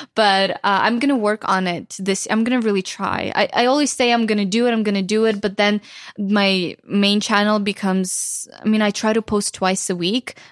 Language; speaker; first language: English; non-native, fluent; Ukrainian